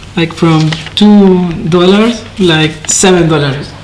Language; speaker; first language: English; non-native, fluent; Spanish